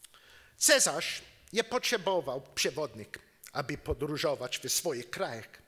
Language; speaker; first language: Polish; non-native, learner; English